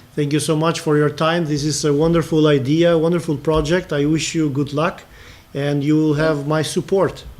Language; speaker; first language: English; non-native, fluent; Albanian